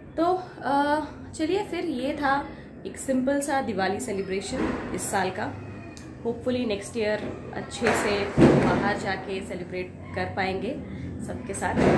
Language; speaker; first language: Hindi; non-native, local second language; Bangla